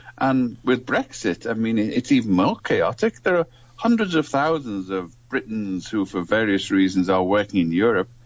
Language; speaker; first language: English; native; English